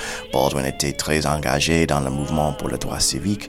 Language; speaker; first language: French; non-native, fluent; English